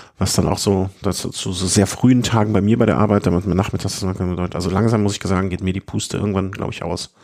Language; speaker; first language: German; native; German